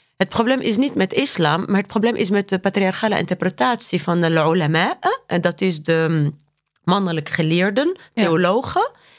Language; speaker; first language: Dutch; non-native, fluent; Arabic